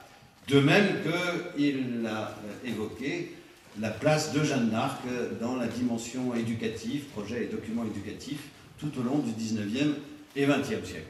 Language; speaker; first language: French; native; French